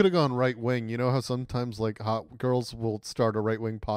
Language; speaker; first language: English; native; English